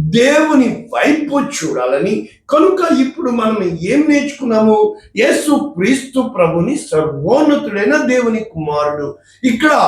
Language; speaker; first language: Telugu; native; Telugu